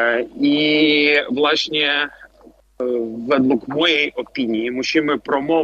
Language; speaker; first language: Polish; non-native, fluent; Belarusian